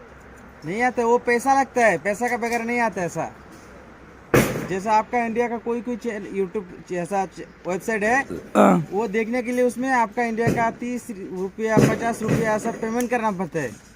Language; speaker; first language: Hindi; non-native, learner; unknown